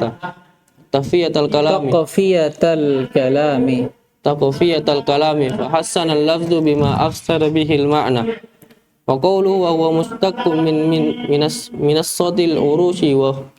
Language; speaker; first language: Arabic; non-native, learner; Indonesian